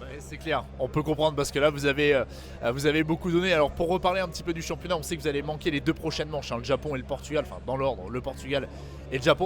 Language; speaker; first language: French; native; French